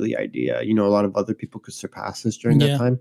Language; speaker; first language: English; native; English